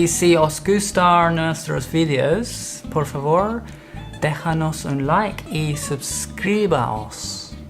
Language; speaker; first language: Spanish; non-native, fluent; English